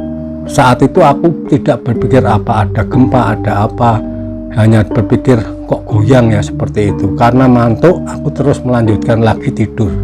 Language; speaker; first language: Indonesian; native; Indonesian